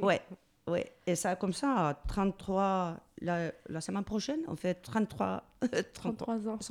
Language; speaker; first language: French; non-native, learner; Spanish